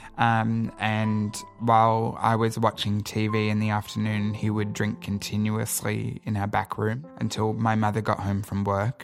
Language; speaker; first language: English; native; English